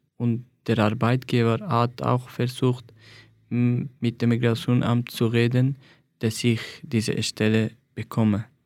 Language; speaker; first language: German; non-native, fluent; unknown